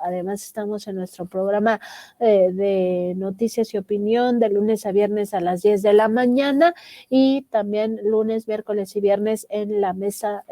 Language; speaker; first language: Spanish; native; Spanish